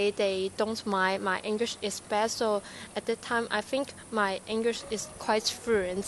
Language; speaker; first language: English; non-native, learner; Cantonese